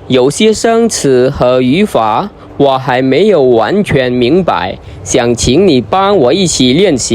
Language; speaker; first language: Chinese; non-native, fluent; Khmer